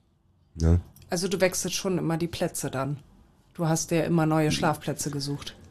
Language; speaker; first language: German; native; German